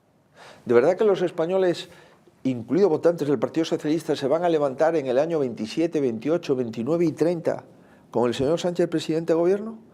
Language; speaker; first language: Spanish; native; Spanish